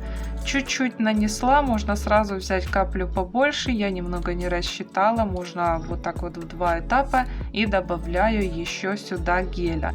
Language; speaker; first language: Russian; native; Russian